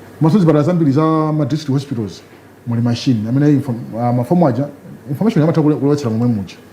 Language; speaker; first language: Nyanja; native; Nyanja